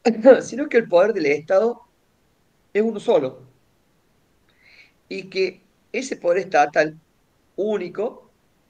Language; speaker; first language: Spanish; native; Spanish